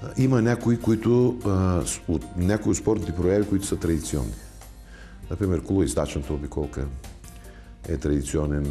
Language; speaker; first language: Bulgarian; native; Bulgarian